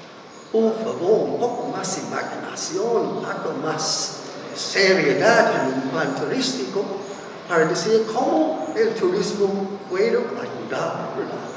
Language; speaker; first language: Spanish; non-native, fluent; English